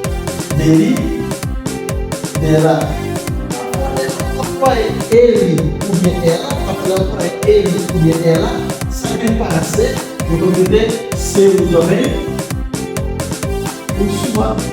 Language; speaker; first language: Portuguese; non-native, fluent; Haitian Creole